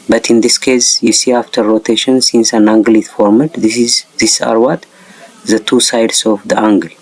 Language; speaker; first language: English; non-native, local second language; Amharic